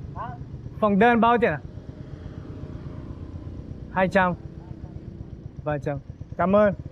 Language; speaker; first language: Vietnamese; non-native, fluent; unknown